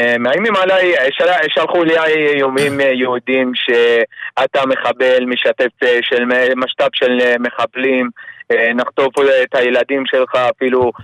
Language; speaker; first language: Hebrew; non-native, local second language; Arabic